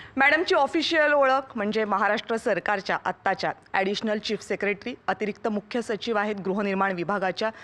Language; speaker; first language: Marathi; native; Marathi